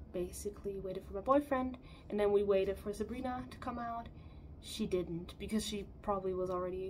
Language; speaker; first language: English; non-native, fluent; German